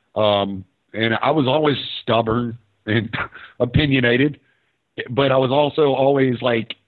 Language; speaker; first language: English; native; English